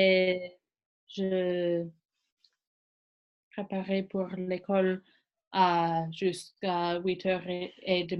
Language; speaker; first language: French; non-native, learner; English